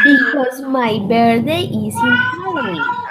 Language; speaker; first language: English; non-native, learner; Spanish